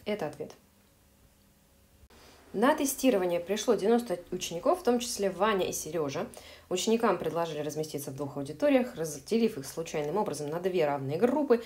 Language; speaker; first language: Russian; native; Russian